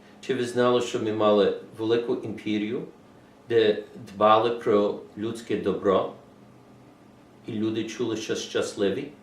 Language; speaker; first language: Ukrainian; early bilingual, heritage; English